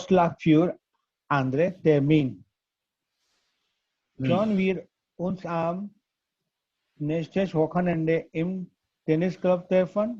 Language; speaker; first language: German; non-native, learner; Gujarati